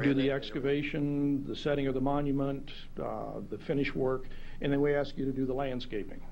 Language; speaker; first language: English; native; English